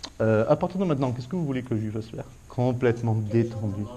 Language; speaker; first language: French; native; French